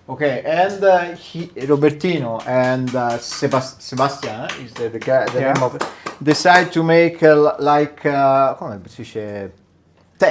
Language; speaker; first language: English; non-native, learner; Italian